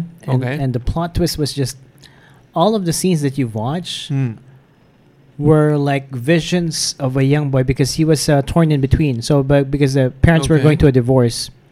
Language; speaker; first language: English; non-native, local second language; Filipino